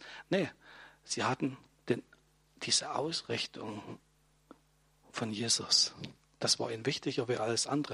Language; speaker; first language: German; native; German